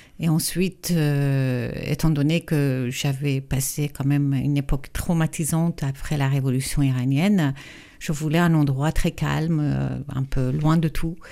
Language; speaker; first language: French; non-native, fluent; Persian